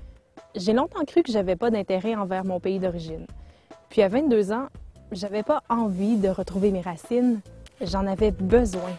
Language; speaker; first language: French; native; French